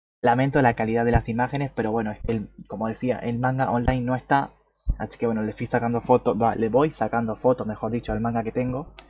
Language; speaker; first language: Spanish; native; Spanish